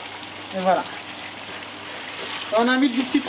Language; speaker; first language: French; native; French